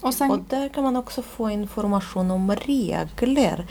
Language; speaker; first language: Swedish; non-native, fluent; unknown